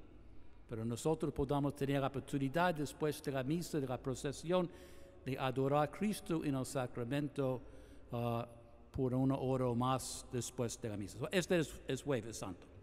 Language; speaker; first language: Spanish; non-native, fluent; English